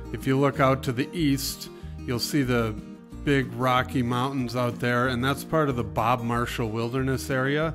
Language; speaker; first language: English; native; English